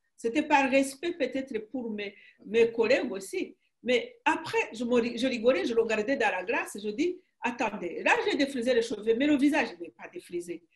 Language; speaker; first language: French; non-native, local second language; Kinyarwanda